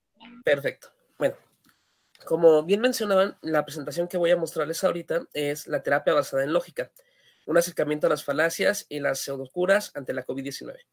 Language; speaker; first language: Spanish; native; Spanish